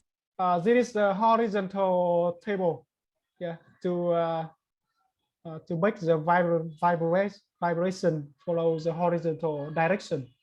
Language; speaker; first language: English; non-native, learner; Vietnamese